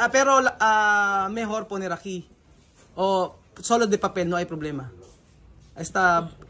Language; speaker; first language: Spanish; non-native, learner; Filipino